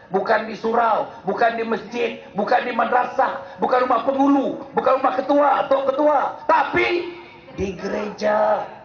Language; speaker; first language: Malay; native; Malay